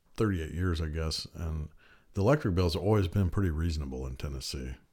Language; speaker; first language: English; native; English